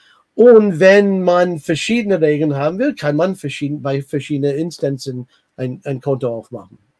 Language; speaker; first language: German; non-native, learner; English